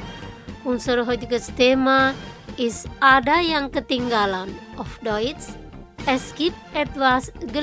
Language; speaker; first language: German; non-native, fluent; Indonesian